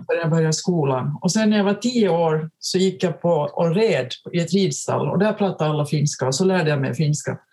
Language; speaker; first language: Swedish; native; Swedish